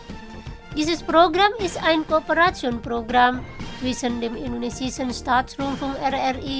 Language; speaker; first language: German; non-native, fluent; Indonesian